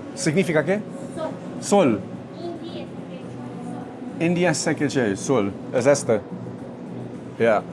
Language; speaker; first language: Spanish; non-native, learner; Dutch